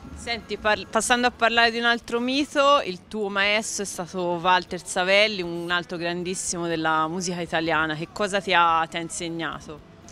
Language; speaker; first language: Italian; native; Italian